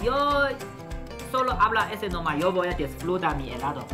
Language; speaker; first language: Spanish; non-native, learner; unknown